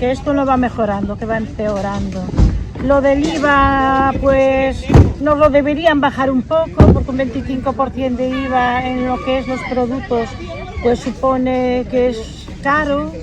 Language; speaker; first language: Spanish; native; Spanish